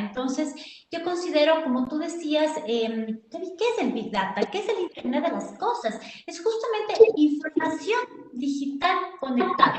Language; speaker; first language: Spanish; native; Spanish